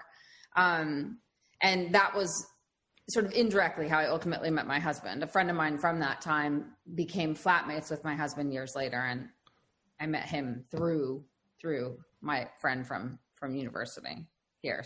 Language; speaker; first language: English; native; English